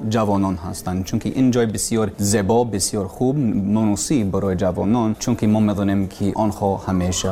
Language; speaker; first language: Persian; non-native, learner; English